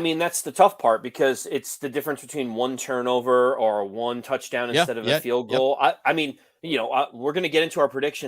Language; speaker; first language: English; native; English